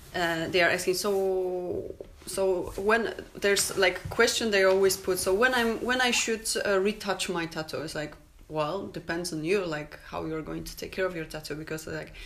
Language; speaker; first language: English; non-native, fluent; Polish